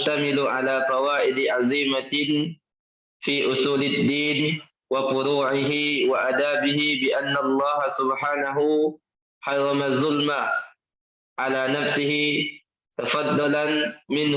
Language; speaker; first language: Arabic; non-native, learner; Indonesian